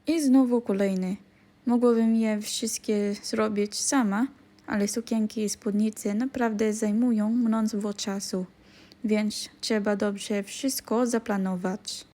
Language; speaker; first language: Polish; non-native, learner; Filipino